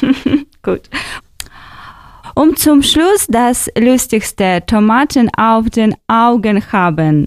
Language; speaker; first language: German; non-native, fluent; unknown